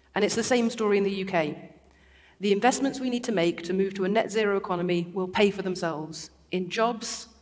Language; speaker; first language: English; native; English